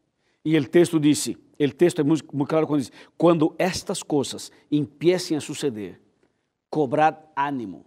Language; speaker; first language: Spanish; non-native, fluent; Portuguese